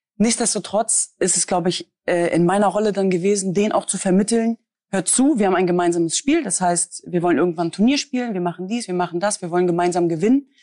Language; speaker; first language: German; native; German